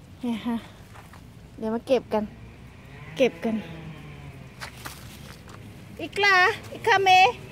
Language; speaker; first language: Dutch; non-native, learner; Thai